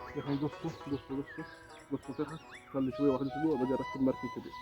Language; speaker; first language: Arabic; non-native, learner; Bangla